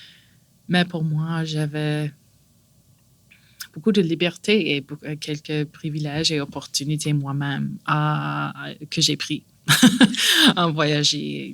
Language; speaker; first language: French; non-native, local second language; English